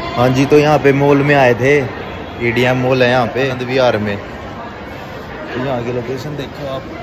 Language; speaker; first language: Hindi; native; Hindi